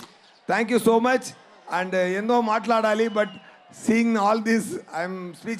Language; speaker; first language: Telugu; non-native, learner; Tamil